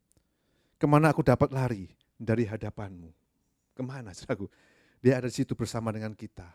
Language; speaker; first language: Indonesian; native; Indonesian